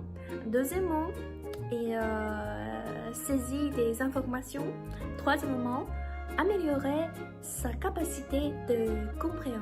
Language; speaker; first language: French; non-native, learner; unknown